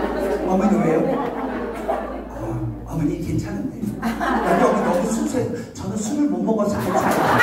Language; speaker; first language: Korean; native; Korean